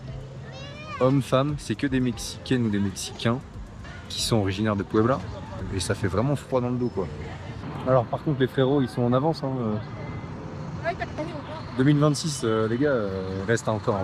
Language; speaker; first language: French; native; French